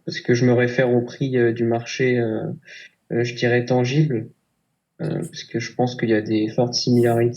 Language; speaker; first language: French; native; French